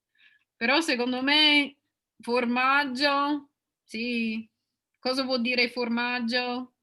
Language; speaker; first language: Italian; non-native, fluent; English